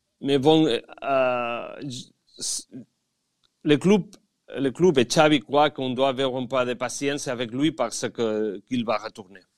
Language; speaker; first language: French; non-native, learner; Catalan